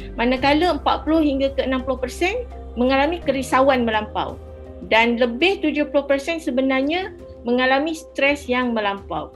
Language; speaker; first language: Malay; native; Malay